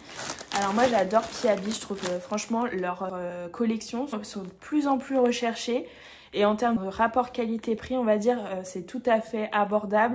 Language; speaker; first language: French; native; French